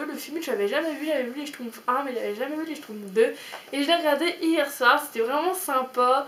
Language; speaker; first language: French; native; French